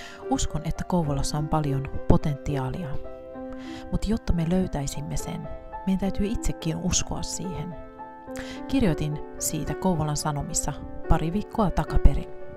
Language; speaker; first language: Finnish; non-native, fluent; English